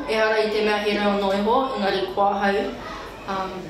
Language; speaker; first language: Māori; non-native, local second language; English